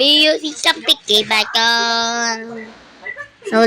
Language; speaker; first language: English; non-native, learner; Filipino